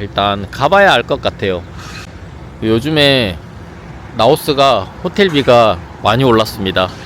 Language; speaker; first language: Korean; native; Korean